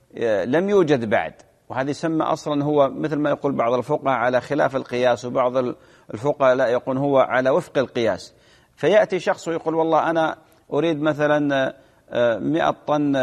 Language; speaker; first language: Arabic; native; Arabic